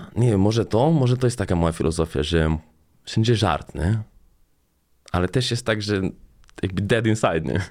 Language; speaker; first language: Polish; non-native, fluent; Slovenian